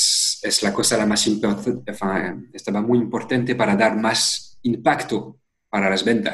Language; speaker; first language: Spanish; non-native, fluent; French